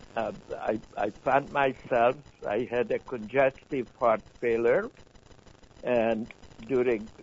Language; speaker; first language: English; non-native, fluent; Hungarian